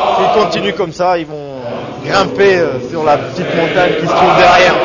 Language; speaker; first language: French; native; French